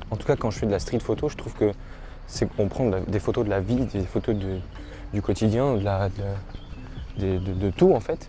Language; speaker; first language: French; native; French